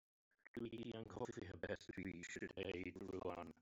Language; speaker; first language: Welsh; non-native, learner; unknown